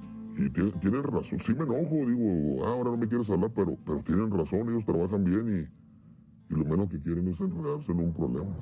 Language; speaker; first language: Spanish; native; Spanish